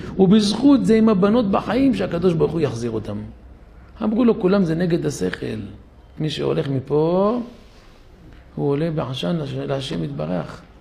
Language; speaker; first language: Hebrew; native; Hebrew